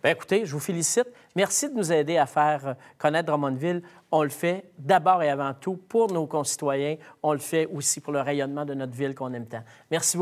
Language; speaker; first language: French; native; French